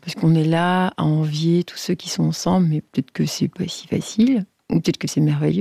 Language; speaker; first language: French; native; French